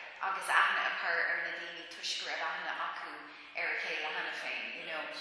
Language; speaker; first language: Irish; non-native, local second language; English